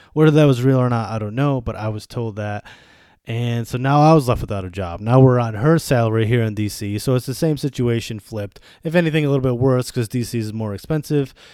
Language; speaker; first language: English; early bilingual, other home language; Bosnian